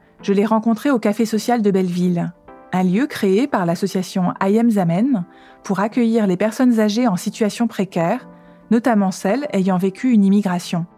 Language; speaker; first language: French; native; French